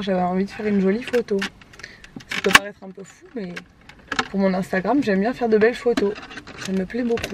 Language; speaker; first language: French; native; French